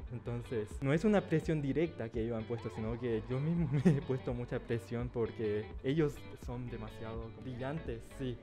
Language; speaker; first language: Spanish; early bilingual, other home language; Chinese